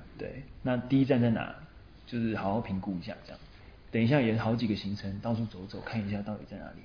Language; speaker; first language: Chinese; native; Chinese